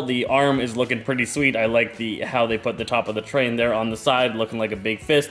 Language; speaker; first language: English; native; English